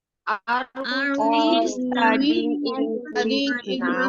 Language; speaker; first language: English; non-native, learner; Indonesian